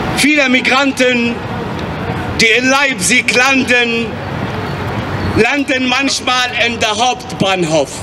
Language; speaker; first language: German; non-native, fluent; Arabic